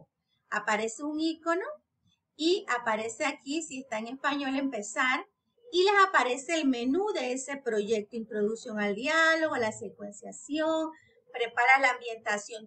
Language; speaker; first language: Spanish; native; Spanish